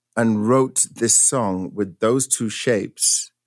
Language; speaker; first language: English; native; English